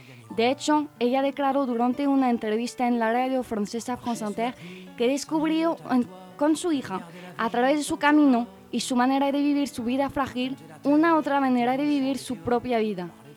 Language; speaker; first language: Spanish; non-native, fluent; French